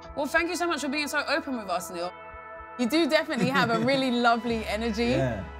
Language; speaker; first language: English; native; English